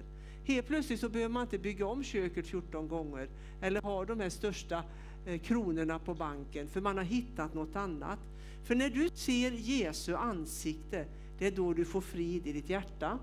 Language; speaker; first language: Swedish; native; Swedish